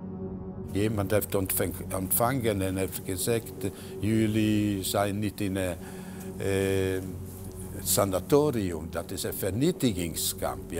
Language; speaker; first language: Dutch; non-native, fluent; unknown